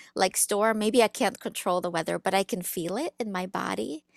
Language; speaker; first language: English; early bilingual, other home language; Russian